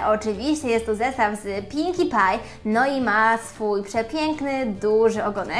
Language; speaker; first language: Polish; native; Polish